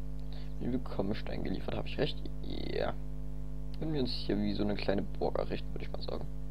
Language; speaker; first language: German; native; German